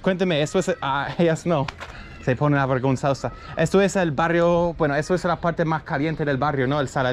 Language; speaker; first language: Spanish; native; Spanish